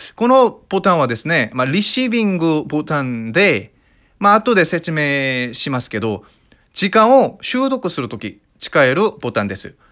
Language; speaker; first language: Japanese; non-native, fluent; Korean